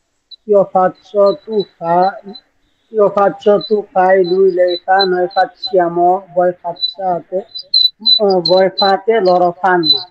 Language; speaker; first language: Italian; non-native, learner; Bangla